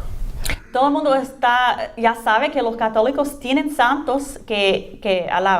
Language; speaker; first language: Spanish; non-native, fluent; English